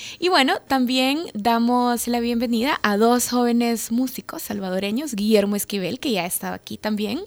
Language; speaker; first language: Spanish; native; Spanish